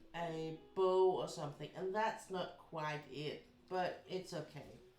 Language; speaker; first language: English; non-native, fluent; Danish